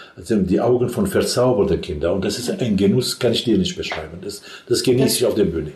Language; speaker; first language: German; non-native, fluent; Arabic